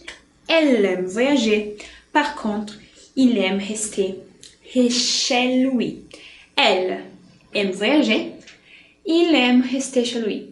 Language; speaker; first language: French; non-native, fluent; Portuguese